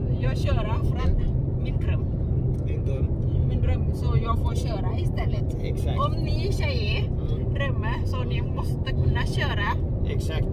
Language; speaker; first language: Swedish; non-native, learner; Thai